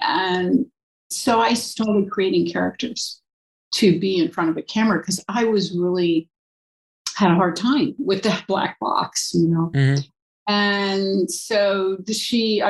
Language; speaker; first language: English; native; English